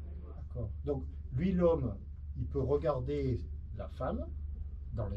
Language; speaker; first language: French; native; French